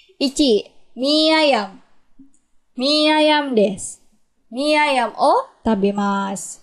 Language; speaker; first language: Japanese; non-native, fluent; Indonesian